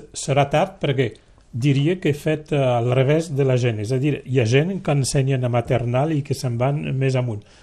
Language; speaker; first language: Catalan; non-native, local second language; French